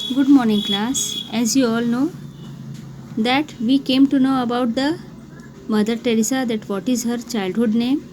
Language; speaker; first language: English; non-native, local second language; Hindi